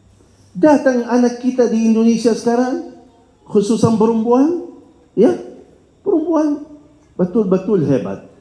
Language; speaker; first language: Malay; non-native, fluent; Arabic